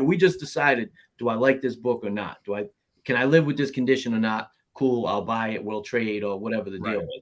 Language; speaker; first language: English; native; English